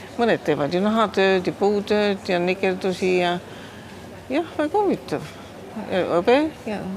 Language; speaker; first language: Estonian; early bilingual, heritage; Estonian